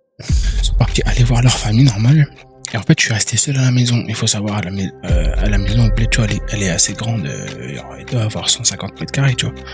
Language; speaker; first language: French; early bilingual, other home language; Arabic